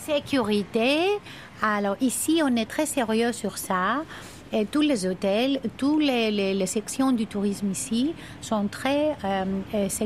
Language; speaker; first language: French; non-native, fluent; Greek